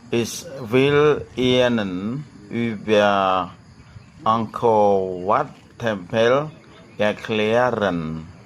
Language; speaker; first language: German; non-native, learner; Khmer